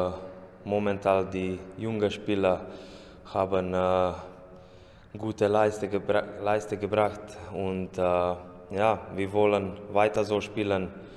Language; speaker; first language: German; non-native, learner; Slovenian